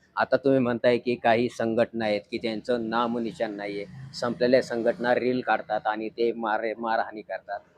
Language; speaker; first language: Marathi; native; Marathi